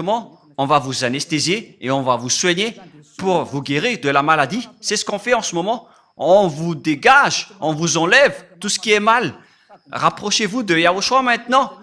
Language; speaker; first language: French; non-native, local second language; Malagasy